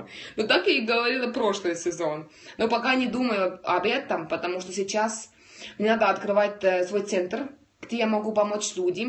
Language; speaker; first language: Russian; non-native, learner; Estonian